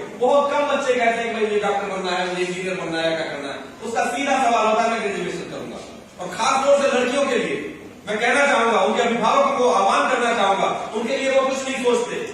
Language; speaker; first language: Hindi; native; Hindi